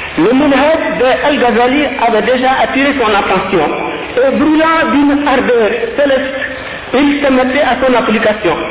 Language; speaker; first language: French; non-native, local second language; Wolof